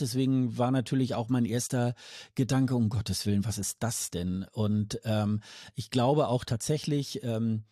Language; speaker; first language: German; native; German